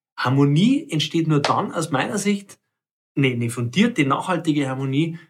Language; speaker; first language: German; native; German